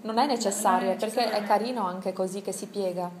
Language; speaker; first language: Italian; native; Italian